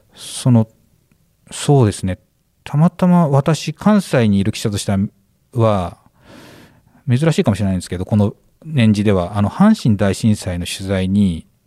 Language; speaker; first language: Japanese; native; Japanese